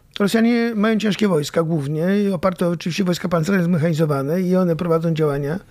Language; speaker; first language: Polish; native; Polish